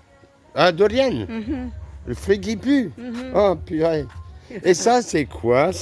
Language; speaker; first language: French; native; French